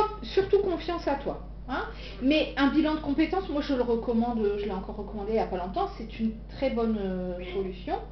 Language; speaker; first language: French; native; French